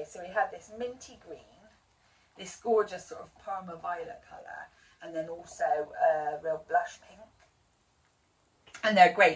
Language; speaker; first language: English; native; English